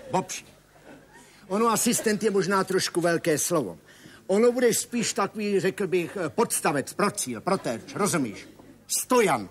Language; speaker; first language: Czech; native; Czech